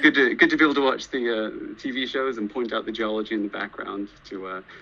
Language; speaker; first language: English; native; English